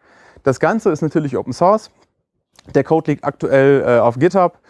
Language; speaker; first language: German; native; German